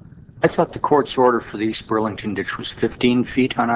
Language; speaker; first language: English; native; English